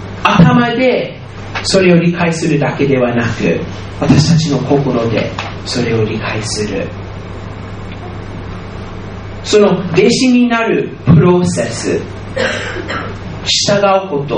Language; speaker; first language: Japanese; non-native, fluent; English